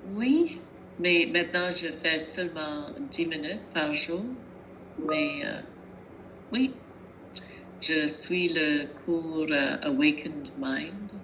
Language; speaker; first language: French; non-native, fluent; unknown